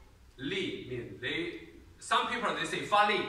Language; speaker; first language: English; non-native, learner; Chinese